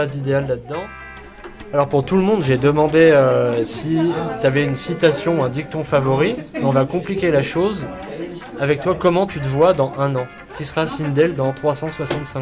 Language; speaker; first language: French; native; French